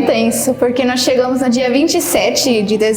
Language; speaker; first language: Portuguese; non-native, fluent; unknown